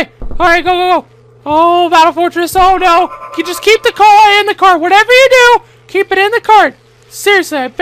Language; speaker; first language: English; native; English